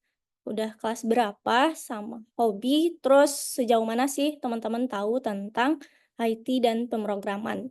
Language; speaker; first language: Indonesian; native; Indonesian